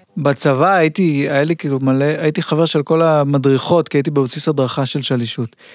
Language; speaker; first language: Hebrew; native; Hebrew